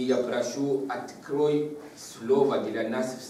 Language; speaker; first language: Russian; non-native, learner; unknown